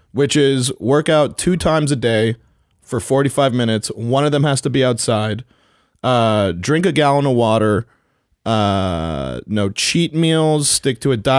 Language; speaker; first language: English; native; English